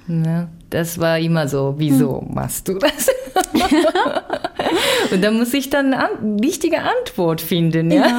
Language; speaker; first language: German; non-native, fluent; Japanese